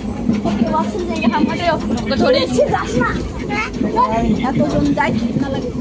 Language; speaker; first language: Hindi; non-native, local second language; Bangla